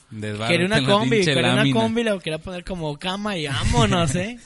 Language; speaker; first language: Spanish; native; Spanish